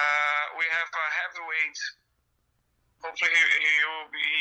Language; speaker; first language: English; non-native, fluent; Portuguese